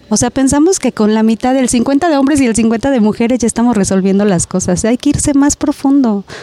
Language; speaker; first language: Spanish; native; Spanish